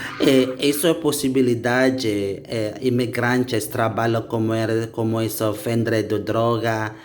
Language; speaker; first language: Portuguese; non-native, learner; Indonesian